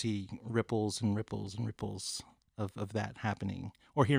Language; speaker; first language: English; native; English